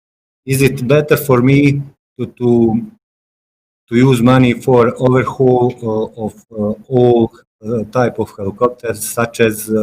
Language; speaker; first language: English; non-native, fluent; Bosnian